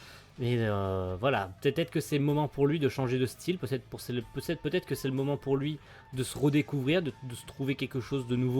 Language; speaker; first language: French; native; French